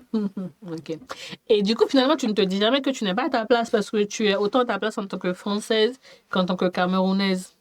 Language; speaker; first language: French; native; French